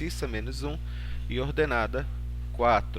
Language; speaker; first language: Portuguese; native; Portuguese